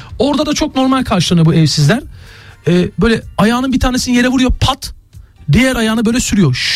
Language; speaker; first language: Turkish; native; Turkish